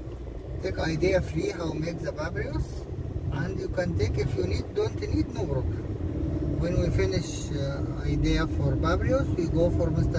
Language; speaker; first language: English; non-native, learner; Arabic